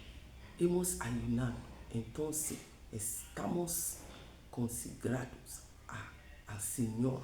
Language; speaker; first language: Spanish; non-native, fluent; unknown